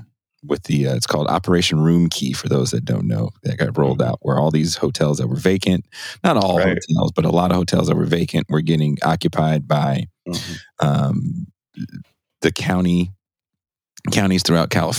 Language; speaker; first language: English; native; English